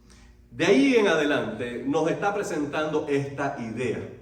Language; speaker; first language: Spanish; native; Spanish